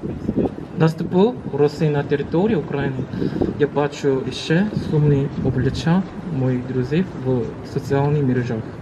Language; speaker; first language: Ukrainian; non-native, learner; Korean